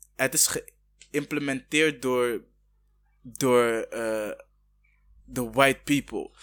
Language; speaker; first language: Dutch; early bilingual, other home language; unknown